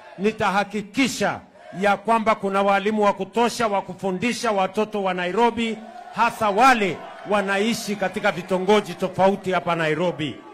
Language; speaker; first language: Swahili; non-native, local second language; Kalenjin